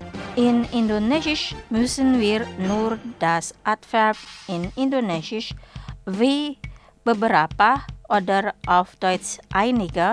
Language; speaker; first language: German; non-native, fluent; Indonesian